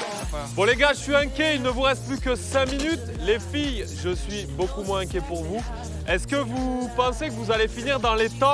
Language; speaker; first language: French; native; French